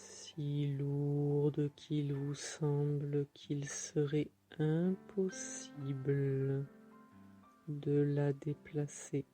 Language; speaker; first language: French; native; French